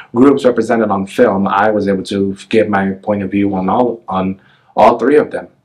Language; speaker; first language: English; native; English